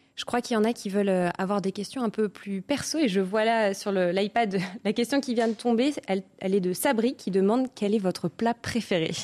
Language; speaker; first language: French; native; French